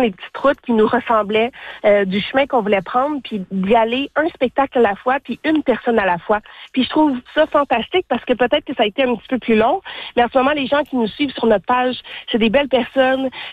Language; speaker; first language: French; native; French